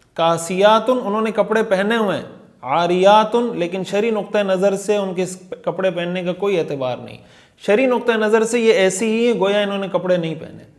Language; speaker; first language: Urdu; native; Urdu